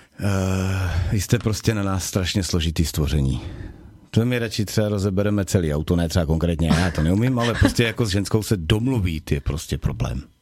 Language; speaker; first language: Czech; native; Czech